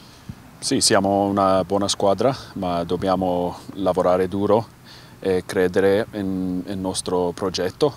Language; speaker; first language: Italian; non-native, learner; English